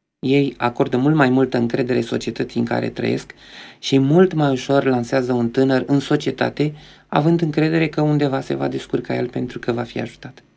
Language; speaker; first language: Romanian; native; Romanian